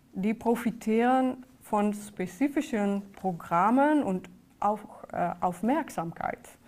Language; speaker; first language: German; non-native, fluent; Dutch